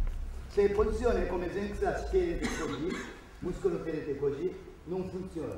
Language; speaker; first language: Italian; non-native, learner; Japanese